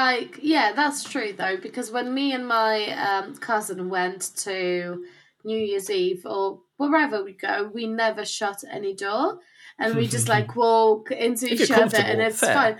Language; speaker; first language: English; non-native, fluent; Polish